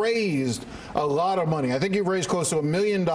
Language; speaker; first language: English; native; English